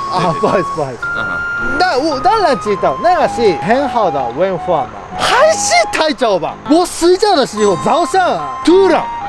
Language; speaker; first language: Chinese; non-native, fluent; Japanese